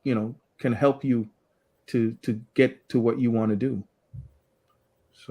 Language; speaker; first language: English; native; English